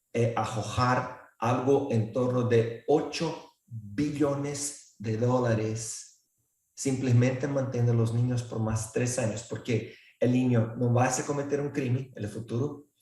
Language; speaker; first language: Spanish; non-native, fluent; Portuguese